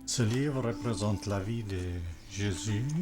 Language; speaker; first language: French; non-native, fluent; Arabic